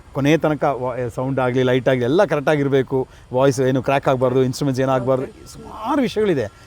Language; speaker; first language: Kannada; non-native, local second language; Malayalam